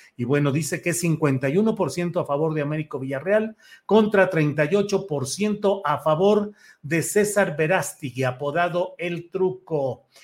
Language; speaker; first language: Spanish; native; Spanish